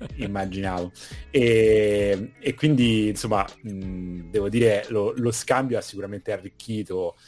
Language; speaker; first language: Italian; native; Italian